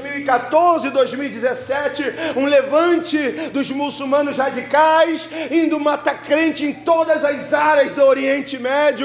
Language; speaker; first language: Portuguese; native; Portuguese